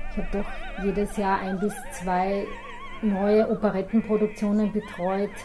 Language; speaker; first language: German; native; German